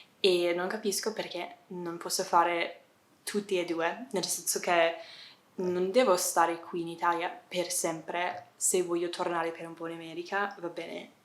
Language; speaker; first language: Italian; non-native, fluent; English